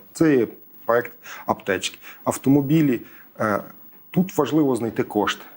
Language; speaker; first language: Ukrainian; native; Ukrainian